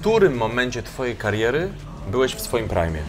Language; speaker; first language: Polish; native; Polish